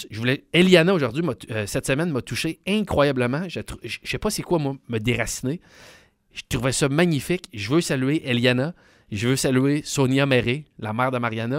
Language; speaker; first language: French; native; French